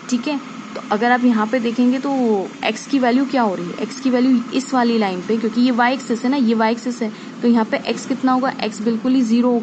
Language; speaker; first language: Hindi; native; Hindi